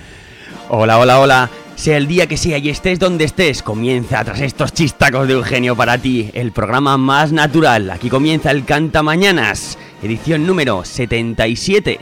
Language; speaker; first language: Spanish; native; Spanish